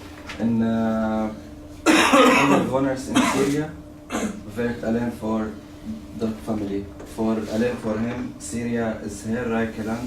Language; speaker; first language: Dutch; non-native, learner; Arabic